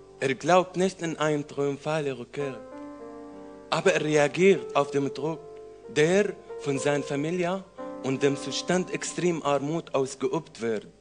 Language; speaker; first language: German; non-native, learner; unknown